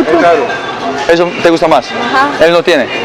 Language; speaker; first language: Spanish; non-native, learner; Korean